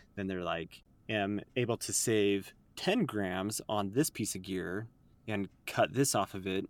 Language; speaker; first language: English; native; English